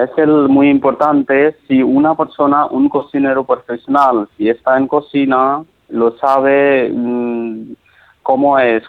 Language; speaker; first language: Spanish; non-native, learner; Nepali